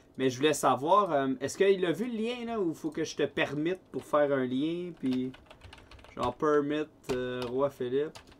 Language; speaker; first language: French; native; French